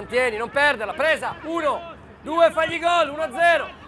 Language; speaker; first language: Italian; native; Italian